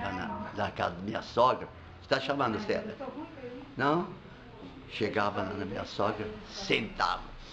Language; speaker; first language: Portuguese; non-native, fluent; Arabic